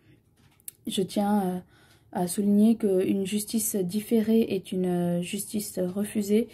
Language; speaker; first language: French; early bilingual, other home language; Tamil